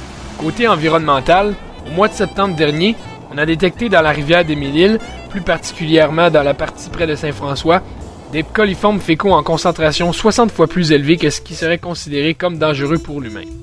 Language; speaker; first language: French; native; French